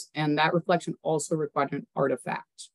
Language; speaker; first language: English; native; English